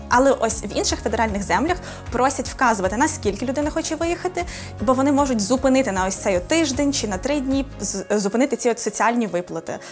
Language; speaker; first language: Ukrainian; native; Ukrainian